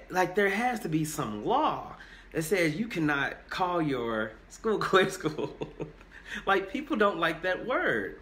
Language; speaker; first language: English; native; English